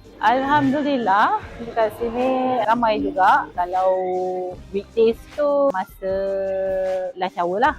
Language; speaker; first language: Malay; native; Malay